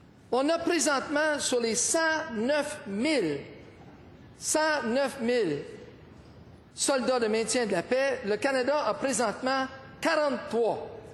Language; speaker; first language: French; native; French